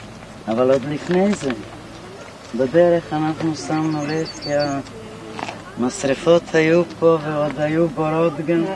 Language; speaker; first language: Hebrew; non-native, fluent; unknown